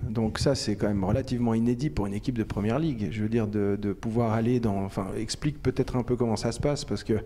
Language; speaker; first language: French; native; French